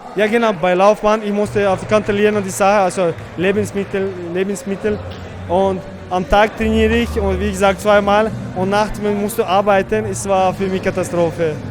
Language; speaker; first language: German; non-native, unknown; Czech